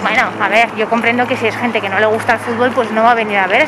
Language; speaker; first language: Spanish; native; Spanish